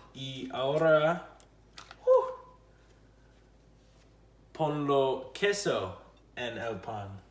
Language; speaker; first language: Spanish; non-native, learner; English